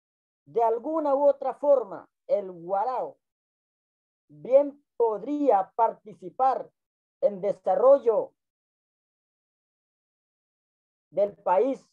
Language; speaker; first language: Spanish; non-native, local second language; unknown